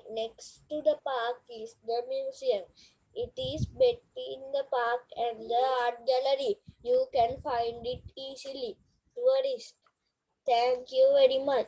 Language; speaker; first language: English; non-native, learner; Sinhala